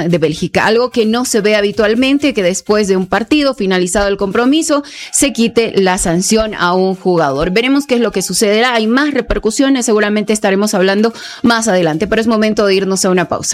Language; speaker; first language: Spanish; native; Spanish